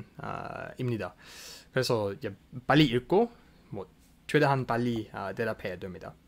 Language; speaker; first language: Korean; non-native, fluent; English